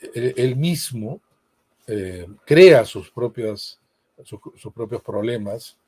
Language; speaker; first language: Spanish; native; Spanish